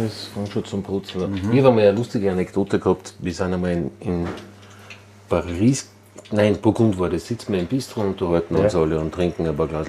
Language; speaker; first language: German; native; German